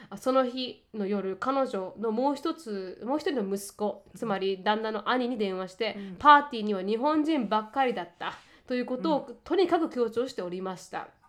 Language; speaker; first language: Japanese; native; Japanese